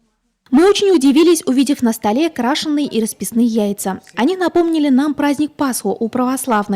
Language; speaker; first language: Russian; native; Russian